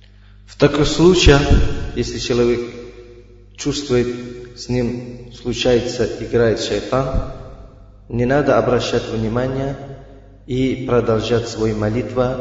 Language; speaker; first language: Russian; non-native, fluent; Uzbek